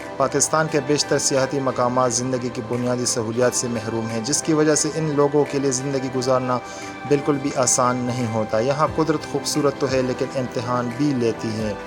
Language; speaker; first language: Urdu; non-native, local second language; Khowar